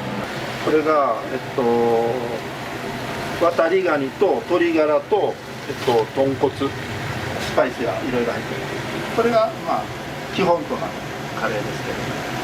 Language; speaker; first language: Japanese; native; Japanese